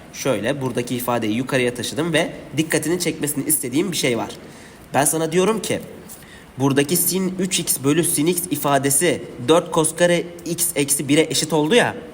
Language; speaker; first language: Turkish; native; Turkish